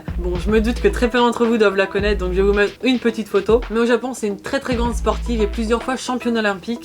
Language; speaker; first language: French; native; French